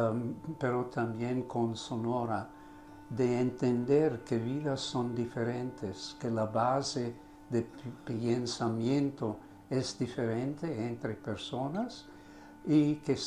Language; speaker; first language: Spanish; non-native, fluent; German